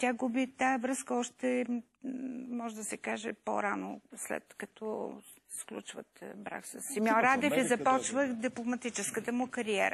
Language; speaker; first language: Bulgarian; native; Bulgarian